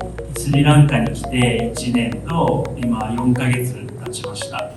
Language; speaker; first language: Japanese; non-native, fluent; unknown